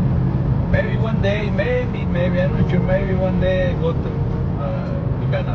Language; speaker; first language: English; non-native, learner; Spanish